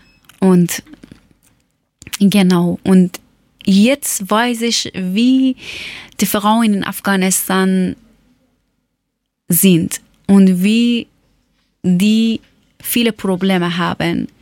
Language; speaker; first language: German; non-native, learner; Persian